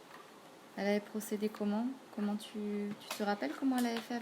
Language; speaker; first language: French; native; French